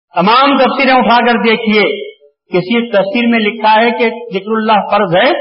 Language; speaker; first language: Urdu; native; Urdu